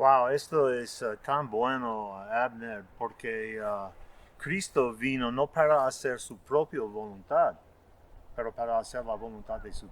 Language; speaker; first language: Spanish; non-native, fluent; English